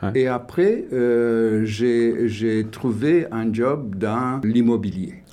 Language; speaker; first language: French; non-native, fluent; Romanian